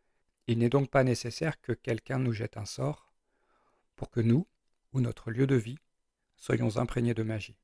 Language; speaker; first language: French; native; French